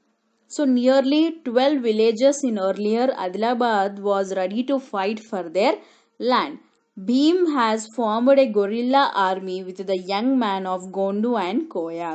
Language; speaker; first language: English; non-native, local second language; Telugu